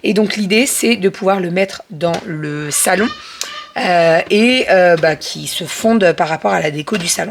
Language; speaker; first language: French; native; French